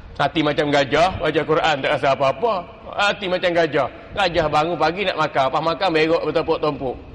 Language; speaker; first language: Malay; native; Malay